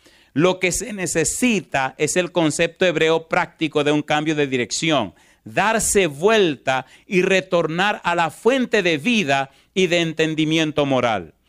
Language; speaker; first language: Spanish; native; Spanish